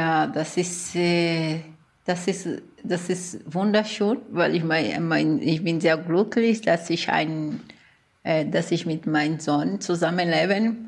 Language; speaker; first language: German; non-native, learner; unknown